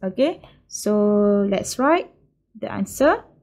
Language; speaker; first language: English; non-native, local second language; Malay